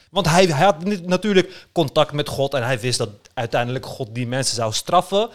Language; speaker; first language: Dutch; early bilingual, other home language; Turkish